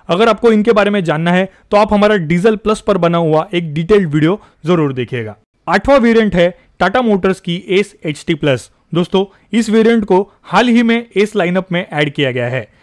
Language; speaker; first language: Hindi; non-native, local second language; Marathi